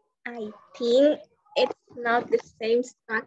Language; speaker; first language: English; non-native, learner; Indonesian